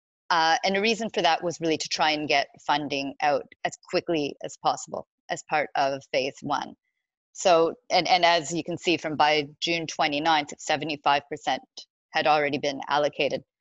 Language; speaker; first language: English; native; English